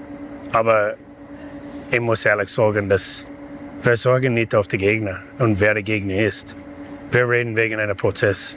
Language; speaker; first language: German; non-native, learner; English